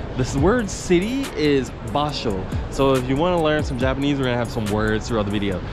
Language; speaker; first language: English; native; English